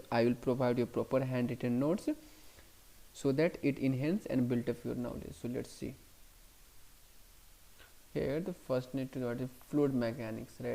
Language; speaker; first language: English; non-native, local second language; Hindi